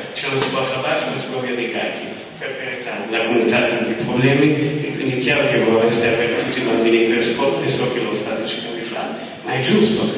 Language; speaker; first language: Italian; early bilingual, other home language; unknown